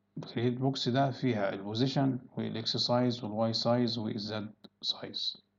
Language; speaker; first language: Arabic; native; Arabic